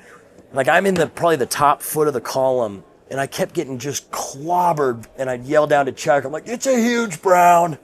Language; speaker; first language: English; native; English